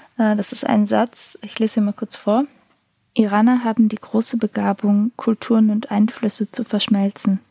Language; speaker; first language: German; native; German